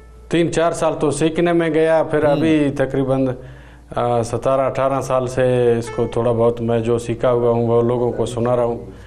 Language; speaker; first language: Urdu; non-native, local second language; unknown